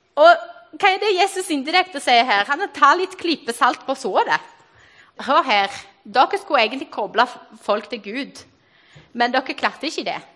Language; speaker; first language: Norwegian; non-native, fluent; Portuguese